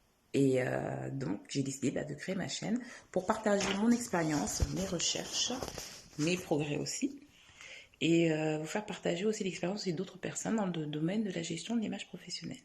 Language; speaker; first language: French; native; French